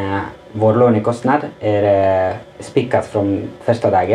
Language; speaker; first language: Swedish; non-native, fluent; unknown